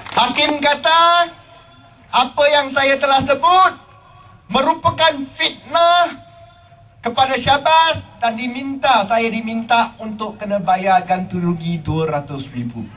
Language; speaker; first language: Malay; non-native, local second language; Chinese